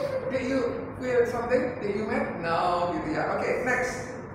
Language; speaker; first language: English; non-native, learner; Indonesian